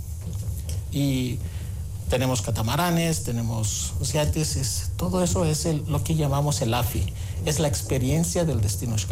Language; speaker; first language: Spanish; non-native, fluent; Greek